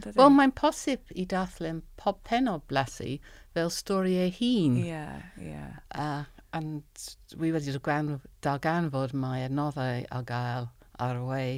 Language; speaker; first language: Welsh; non-native, learner; English